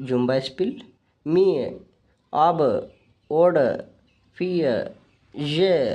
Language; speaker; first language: German; non-native, fluent; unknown